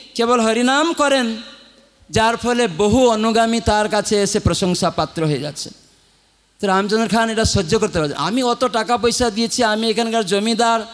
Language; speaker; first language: Bangla; non-native, fluent; Odia